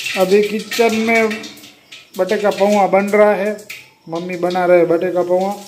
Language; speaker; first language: Hindi; non-native, local second language; Gujarati